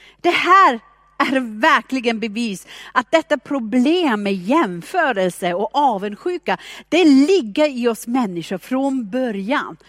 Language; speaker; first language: Swedish; non-native, fluent; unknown